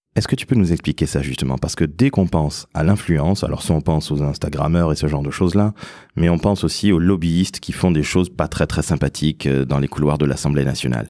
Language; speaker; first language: French; native; French